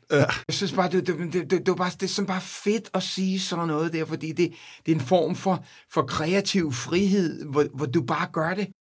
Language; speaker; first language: Danish; native; Danish